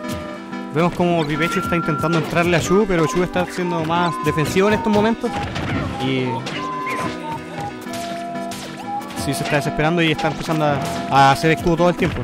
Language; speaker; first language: Spanish; native; Spanish